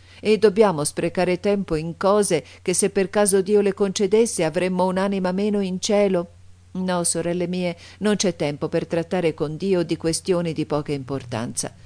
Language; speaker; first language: Italian; native; Italian